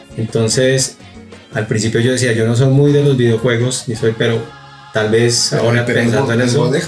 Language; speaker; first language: Spanish; native; Spanish